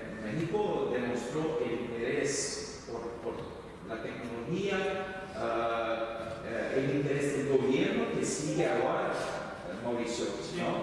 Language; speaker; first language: Spanish; non-native, fluent; Portuguese